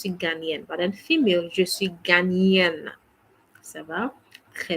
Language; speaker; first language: French; non-native, fluent; English